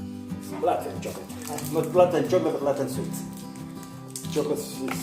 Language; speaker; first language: English; non-native, learner; Russian